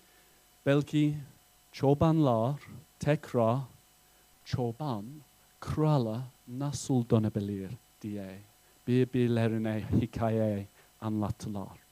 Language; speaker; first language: Turkish; non-native, fluent; English